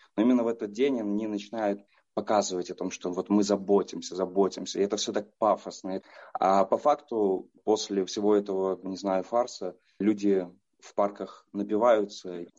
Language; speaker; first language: Russian; native; Russian